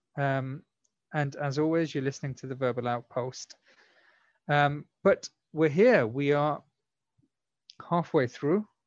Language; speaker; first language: English; native; English